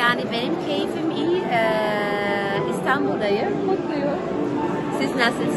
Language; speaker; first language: Turkish; early bilingual, heritage; German